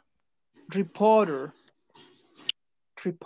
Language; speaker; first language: English; non-native, fluent; Spanish